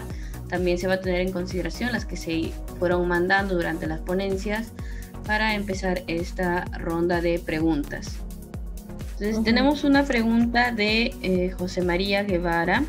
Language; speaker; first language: Spanish; native; Spanish